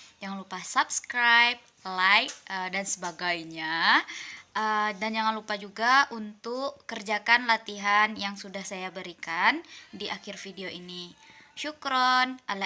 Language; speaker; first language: Indonesian; native; Indonesian